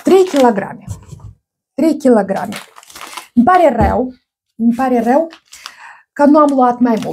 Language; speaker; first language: Romanian; non-native, learner; Russian